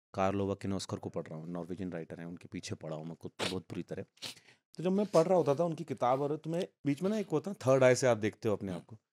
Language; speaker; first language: Hindi; native; Hindi